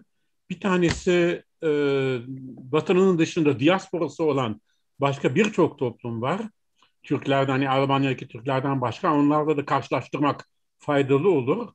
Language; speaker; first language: Turkish; non-native, fluent; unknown